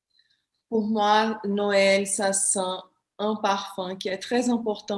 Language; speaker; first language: French; non-native, fluent; Portuguese